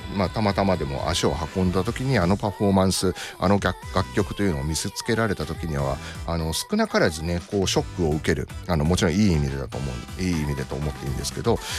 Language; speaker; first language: Japanese; native; Japanese